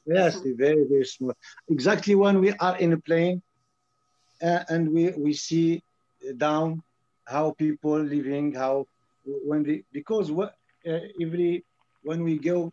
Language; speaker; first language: English; non-native, learner; French